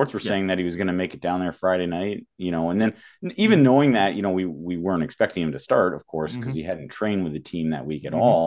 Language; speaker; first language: English; native; English